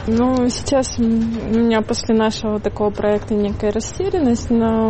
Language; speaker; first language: Russian; native; Russian